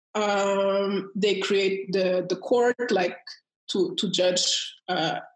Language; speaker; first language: English; early bilingual, heritage; Portuguese